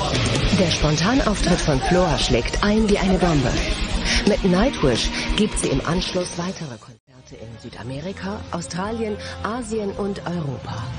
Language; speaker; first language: German; native; German